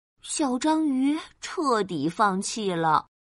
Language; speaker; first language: Chinese; native; Chinese